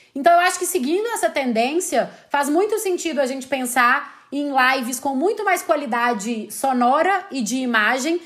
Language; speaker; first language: Portuguese; native; Portuguese